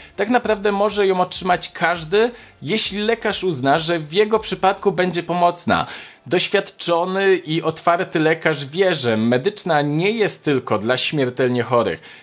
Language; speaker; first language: Polish; native; Polish